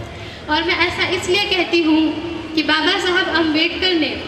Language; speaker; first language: Hindi; native; Hindi